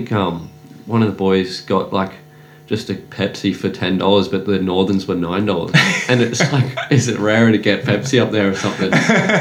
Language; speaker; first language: English; native; English